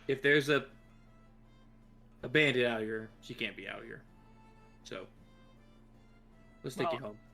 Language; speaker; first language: English; native; English